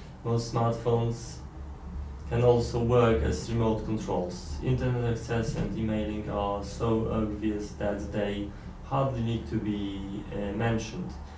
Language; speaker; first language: English; non-native, learner; Polish